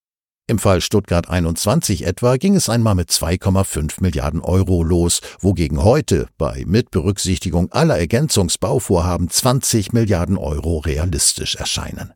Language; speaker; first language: German; native; German